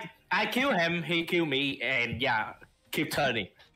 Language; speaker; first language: English; non-native, learner; Vietnamese